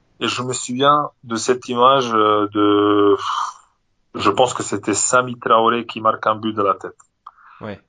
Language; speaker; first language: French; non-native, fluent; Serbian